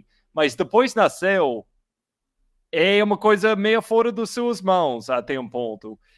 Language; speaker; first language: Portuguese; non-native, learner; English